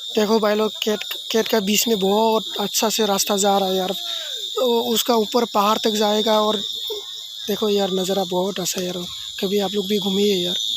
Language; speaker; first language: Hindi; non-native, local second language; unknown